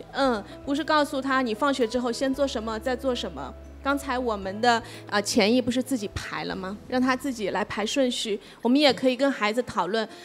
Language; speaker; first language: Chinese; native; Chinese